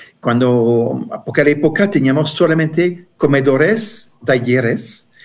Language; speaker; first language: Spanish; non-native, fluent; French